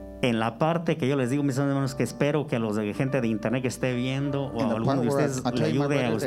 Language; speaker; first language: Spanish; native; Spanish